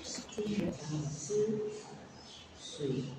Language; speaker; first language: Chinese; non-native, learner; Indonesian